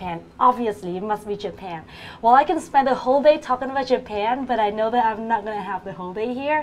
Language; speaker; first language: English; non-native, fluent; Vietnamese